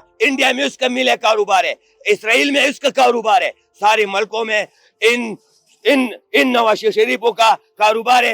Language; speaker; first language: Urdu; non-native, local second language; Pashto